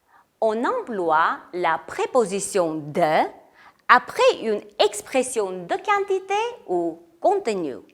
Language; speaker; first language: French; non-native, fluent; Armenian